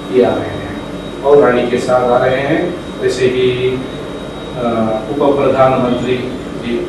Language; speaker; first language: Hindi; non-native, local second language; Telugu